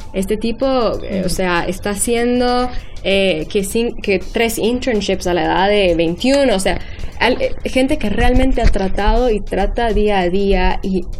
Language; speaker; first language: Spanish; early bilingual, heritage; Spanish